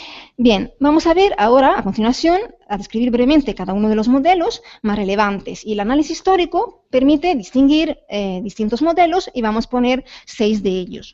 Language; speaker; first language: Spanish; native; Spanish